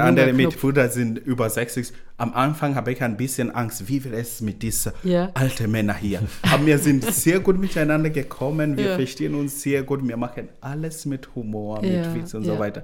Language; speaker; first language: German; non-native, learner; Swahili